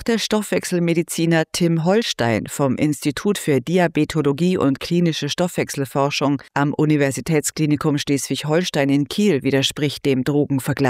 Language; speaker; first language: German; native; German